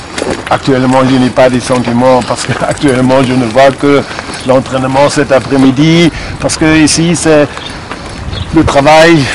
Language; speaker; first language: French; non-native, fluent; German